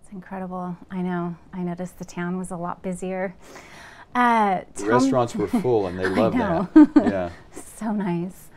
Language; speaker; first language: English; native; English